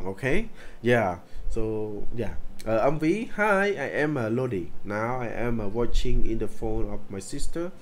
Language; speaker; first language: English; non-native, learner; Khmer